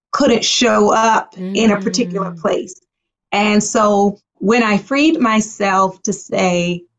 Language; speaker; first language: English; native; English